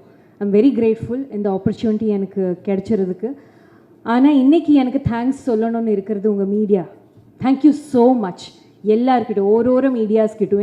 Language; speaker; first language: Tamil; non-native, fluent; Malayalam